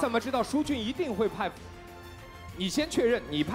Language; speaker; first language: Chinese; native; Chinese